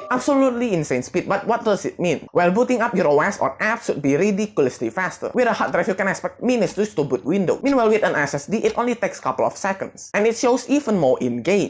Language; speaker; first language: English; non-native, fluent; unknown